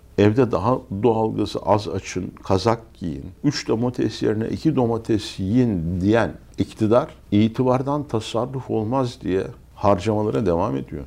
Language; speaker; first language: Turkish; native; Turkish